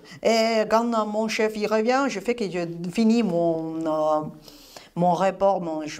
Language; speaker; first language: French; non-native, fluent; Spanish